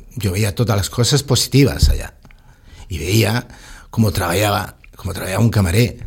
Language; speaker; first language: Catalan; non-native, local second language; Spanish